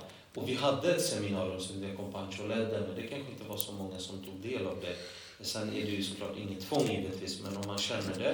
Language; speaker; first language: Swedish; non-native, fluent; Polish